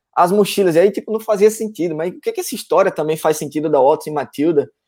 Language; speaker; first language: Portuguese; native; Portuguese